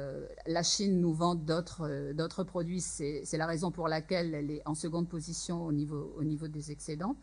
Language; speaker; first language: French; native; French